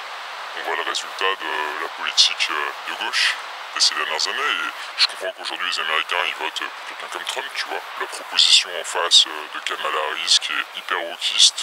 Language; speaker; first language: French; native; French